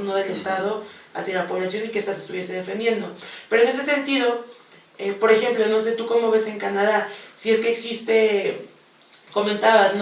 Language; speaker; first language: Spanish; native; Spanish